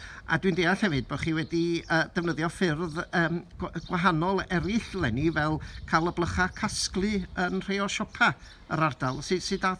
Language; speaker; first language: Welsh; native; Welsh